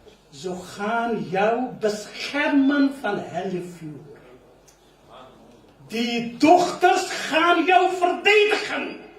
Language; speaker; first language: Dutch; non-native, fluent; Urdu